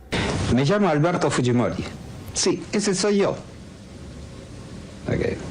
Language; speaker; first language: Spanish; early bilingual, other home language; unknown